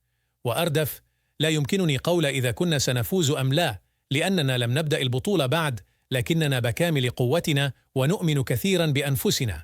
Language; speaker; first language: Arabic; native; Arabic